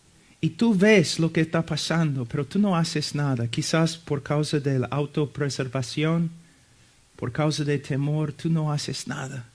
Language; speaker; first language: Spanish; non-native, fluent; English